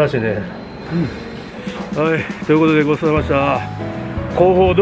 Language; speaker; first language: Japanese; native; Japanese